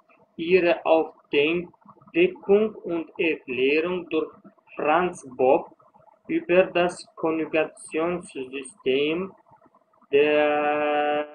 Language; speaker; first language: German; non-native, fluent; Uzbek